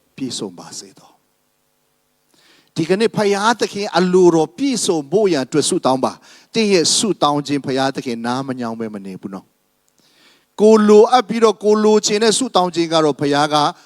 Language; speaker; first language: Burmese; non-native, local second language; Tedim Chin